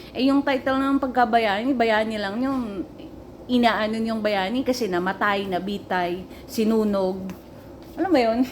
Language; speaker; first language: Filipino; native; Filipino